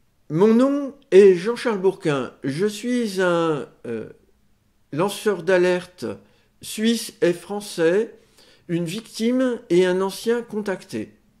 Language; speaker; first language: French; native; French